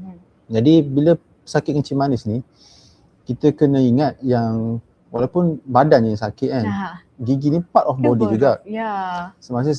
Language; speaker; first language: Malay; native; Malay